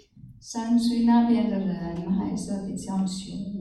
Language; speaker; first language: Chinese; non-native, fluent; German